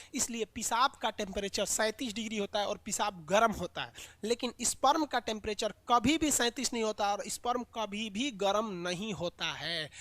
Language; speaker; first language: Hindi; native; Hindi